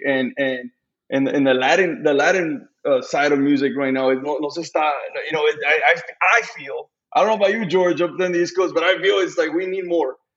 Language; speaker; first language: English; early bilingual, other home language; Spanish